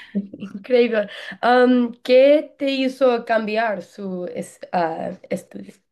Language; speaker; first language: Spanish; non-native, learner; English